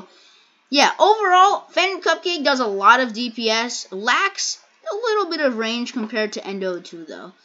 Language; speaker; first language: English; native; English